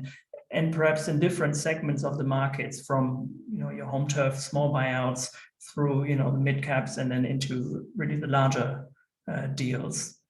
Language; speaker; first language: English; non-native, fluent; German